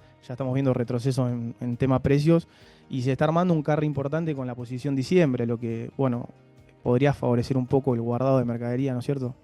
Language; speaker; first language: Spanish; native; Spanish